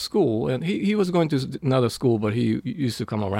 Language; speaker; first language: English; non-native, fluent; Japanese